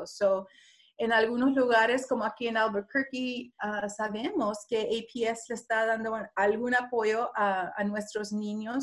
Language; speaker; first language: Spanish; non-native, learner; English